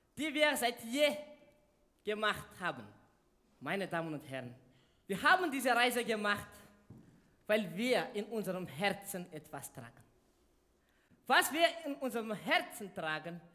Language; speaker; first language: German; non-native, learner; Malagasy